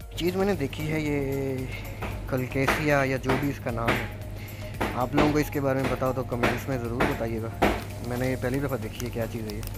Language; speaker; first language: Urdu; non-native, local second language; Punjabi